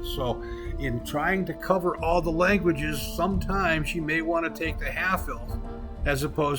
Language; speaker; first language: English; native; English